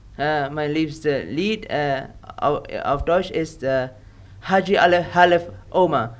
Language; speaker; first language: German; non-native, learner; Indonesian